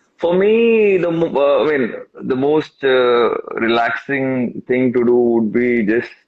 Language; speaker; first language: English; non-native, local second language; Tamil